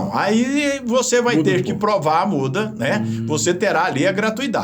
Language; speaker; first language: Portuguese; native; Portuguese